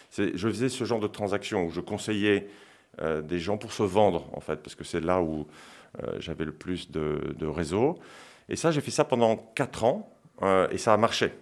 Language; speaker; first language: French; early bilingual, other home language; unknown